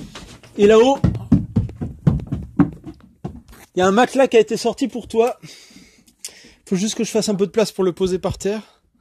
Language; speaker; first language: French; native; French